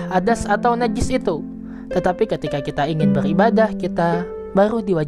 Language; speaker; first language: Indonesian; native; Indonesian